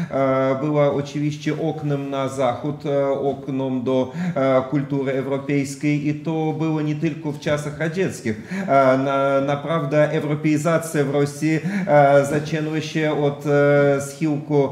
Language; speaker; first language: Polish; non-native, fluent; Russian